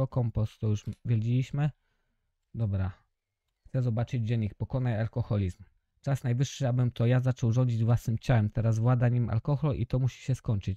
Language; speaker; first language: Polish; native; Polish